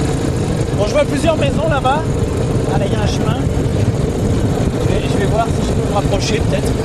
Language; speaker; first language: French; native; French